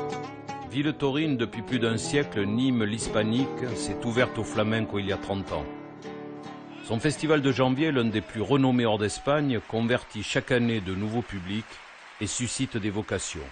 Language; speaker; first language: French; native; French